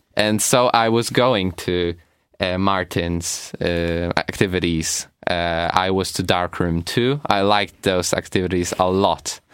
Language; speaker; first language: English; non-native, fluent; Polish